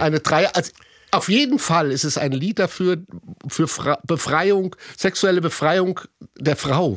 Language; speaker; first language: German; native; German